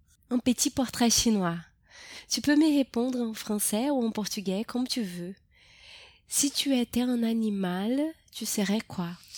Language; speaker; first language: French; non-native, fluent; Portuguese